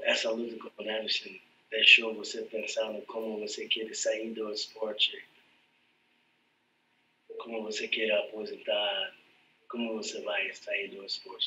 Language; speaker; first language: Portuguese; non-native, fluent; English